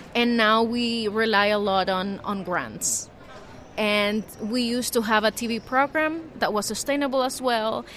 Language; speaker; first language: English; non-native, fluent; Spanish